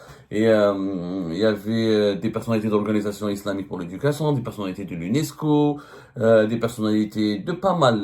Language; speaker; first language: French; non-native, local second language; Arabic